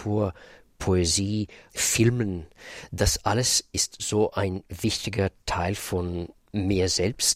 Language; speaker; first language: German; non-native, fluent; Russian